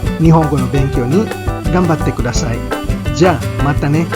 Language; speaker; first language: Japanese; non-native, fluent; Filipino